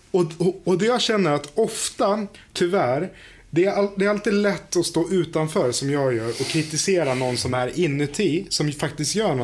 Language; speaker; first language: Swedish; native; Swedish